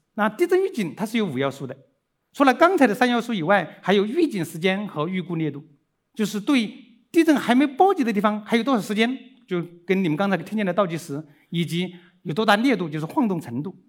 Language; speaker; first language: Chinese; native; Chinese